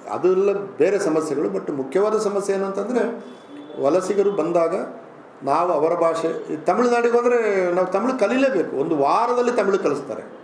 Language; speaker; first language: Kannada; native; Kannada